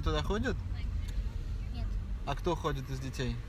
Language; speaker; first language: Russian; native; Russian